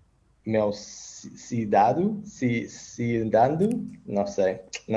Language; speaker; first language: Portuguese; non-native, learner; English